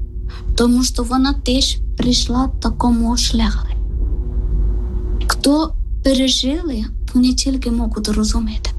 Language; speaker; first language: Ukrainian; non-native, learner; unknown